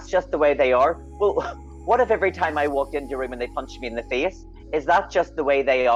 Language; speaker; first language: English; native; English